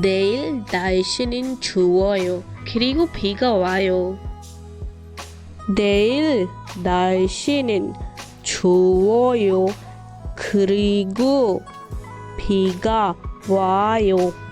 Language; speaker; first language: Korean; non-native, fluent; Hindi